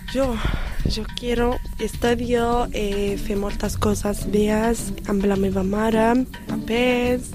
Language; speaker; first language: Catalan; non-native, learner; Arabic